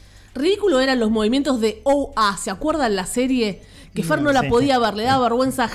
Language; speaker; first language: Spanish; native; Spanish